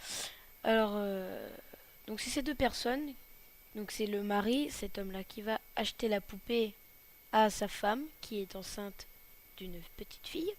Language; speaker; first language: French; native; French